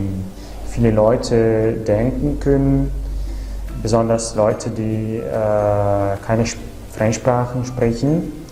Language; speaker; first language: German; non-native, fluent; Italian